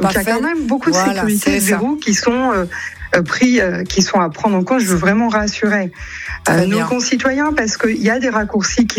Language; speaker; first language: French; native; French